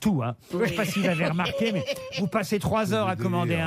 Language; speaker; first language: French; native; French